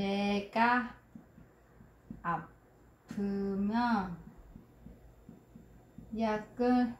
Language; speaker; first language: Korean; non-native, fluent; Vietnamese